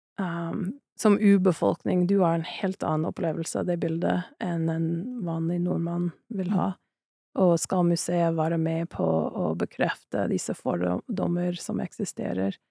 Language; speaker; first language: Norwegian; non-native, fluent; English